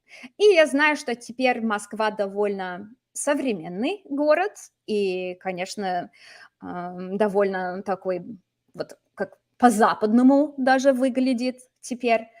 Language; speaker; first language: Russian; non-native, fluent; English